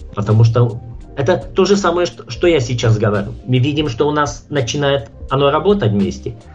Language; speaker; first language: Russian; non-native, fluent; Czech